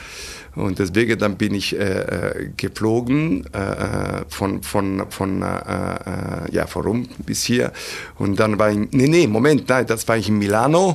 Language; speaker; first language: German; non-native, fluent; Italian